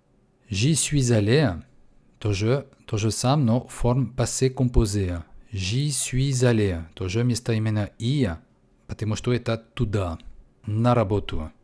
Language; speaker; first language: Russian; non-native, fluent; French